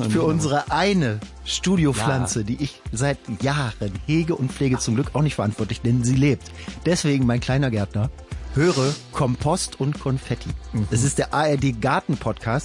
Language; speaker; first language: German; native; German